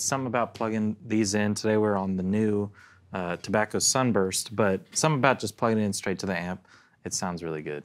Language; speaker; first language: English; native; English